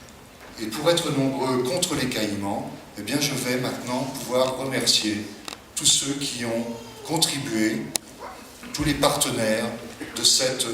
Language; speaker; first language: French; native; French